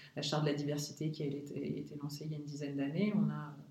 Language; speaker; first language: French; native; French